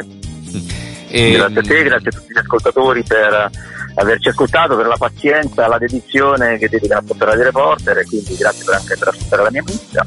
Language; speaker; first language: Italian; native; Italian